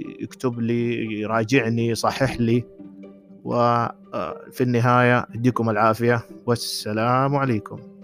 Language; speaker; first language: Arabic; native; Arabic